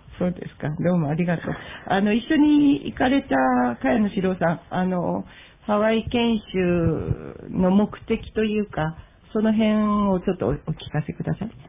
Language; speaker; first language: Japanese; native; Japanese